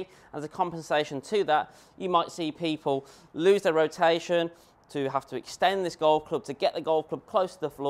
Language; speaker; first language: English; native; English